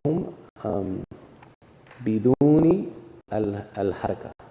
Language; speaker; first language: Arabic; non-native, learner; English